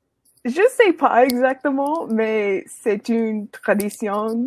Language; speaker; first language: French; non-native, learner; English